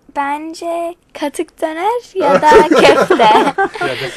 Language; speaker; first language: Turkish; non-native, learner; English